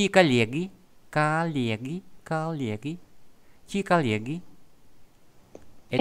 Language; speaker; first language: Russian; non-native, fluent; Vietnamese